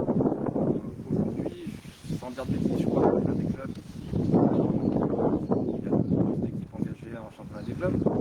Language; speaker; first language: French; native; French